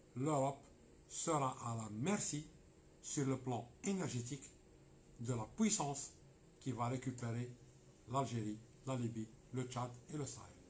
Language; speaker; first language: French; non-native, local second language; Arabic